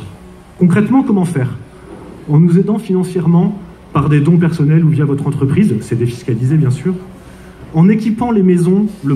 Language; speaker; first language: French; native; French